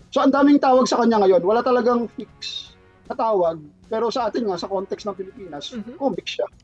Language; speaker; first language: Filipino; native; Filipino